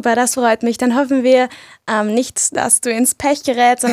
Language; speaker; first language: German; native; German